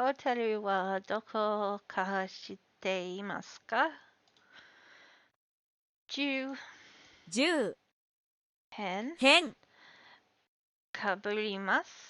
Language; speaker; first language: Japanese; non-native, learner; English